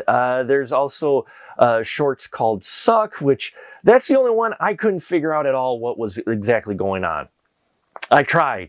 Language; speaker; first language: English; native; English